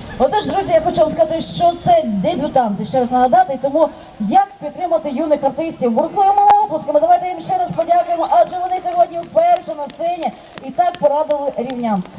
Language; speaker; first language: Ukrainian; native; Ukrainian